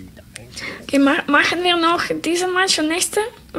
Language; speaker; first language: German; non-native, learner; Russian